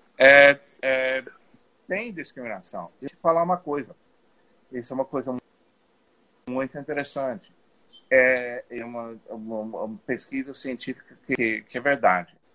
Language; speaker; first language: Portuguese; non-native, fluent; English